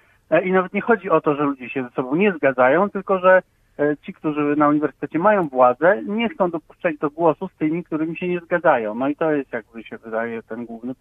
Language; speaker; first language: Polish; native; Polish